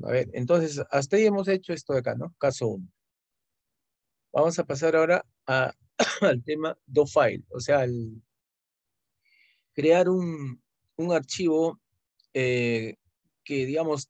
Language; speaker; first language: Spanish; native; Spanish